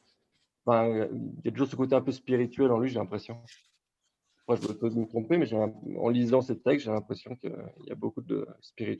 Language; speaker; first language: French; native; French